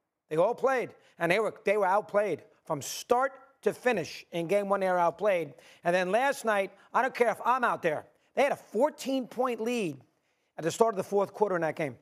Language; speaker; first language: English; native; English